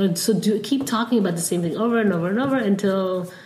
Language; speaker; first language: English; non-native, fluent; Somali